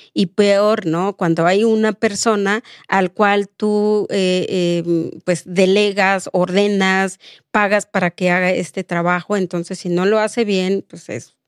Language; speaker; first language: Spanish; non-native, local second language; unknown